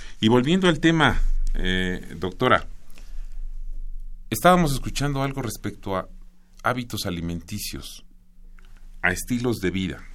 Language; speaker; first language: Spanish; native; Spanish